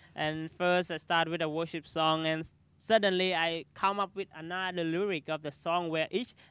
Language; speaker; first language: English; non-native, learner; Khmer